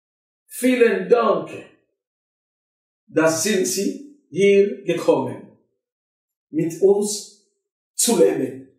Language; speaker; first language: German; non-native, learner; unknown